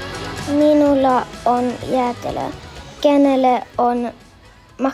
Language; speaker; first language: Finnish; early bilingual, heritage; Finnish